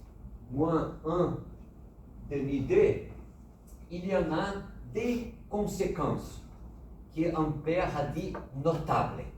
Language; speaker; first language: French; non-native, fluent; Portuguese